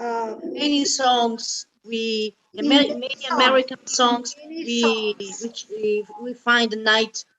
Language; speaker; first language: English; non-native, fluent; Italian